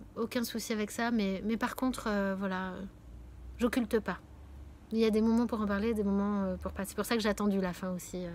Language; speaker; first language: French; native; French